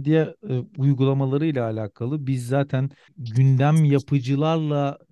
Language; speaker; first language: Turkish; native; Turkish